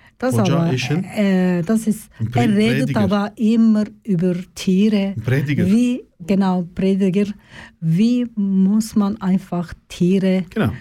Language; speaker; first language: German; non-native, learner; Turkish